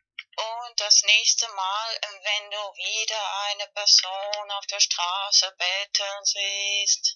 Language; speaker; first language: German; non-native, fluent; Spanish